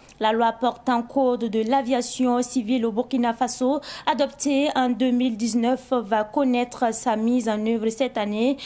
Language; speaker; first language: French; non-native, local second language; Mossi